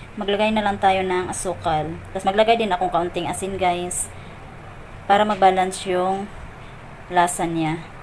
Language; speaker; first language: Filipino; non-native, local second language; Cebuano